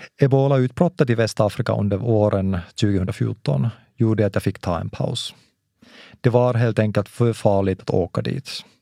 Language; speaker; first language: Swedish; non-native, local second language; Finnish